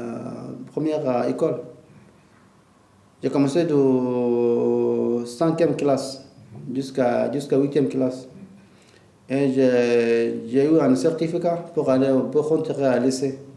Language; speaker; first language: French; non-native, learner; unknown